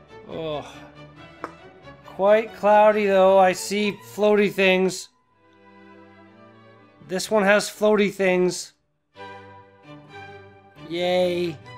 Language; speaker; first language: English; native; English